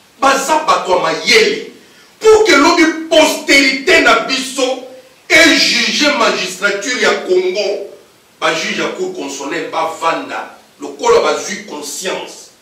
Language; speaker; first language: Lingala; non-native, local second language; Kongo